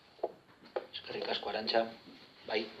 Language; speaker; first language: Basque; non-native, local second language; Spanish